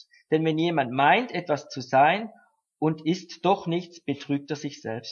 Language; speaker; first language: German; native; German